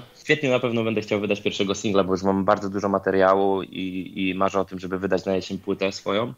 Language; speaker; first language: Polish; native; Polish